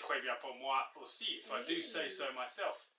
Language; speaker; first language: French; non-native, fluent; English